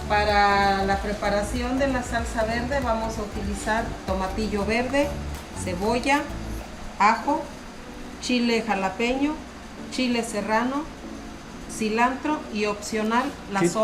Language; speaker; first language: Spanish; native; Spanish